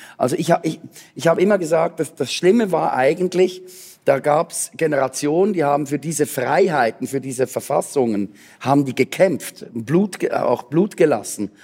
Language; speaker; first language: German; native; German